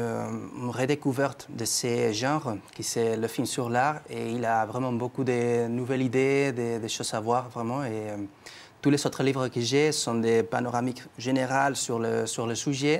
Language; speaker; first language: French; non-native, fluent; Spanish